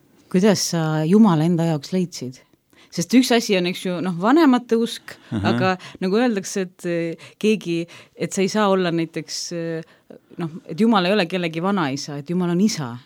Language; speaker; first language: Estonian; non-native, local second language; Russian